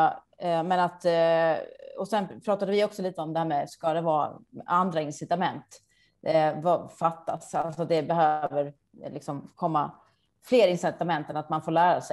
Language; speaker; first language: Swedish; native; Swedish